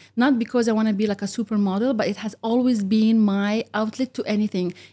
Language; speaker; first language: English; early bilingual, other home language; Arabic